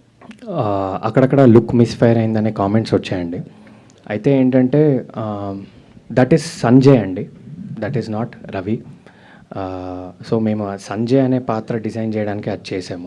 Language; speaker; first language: Telugu; native; Telugu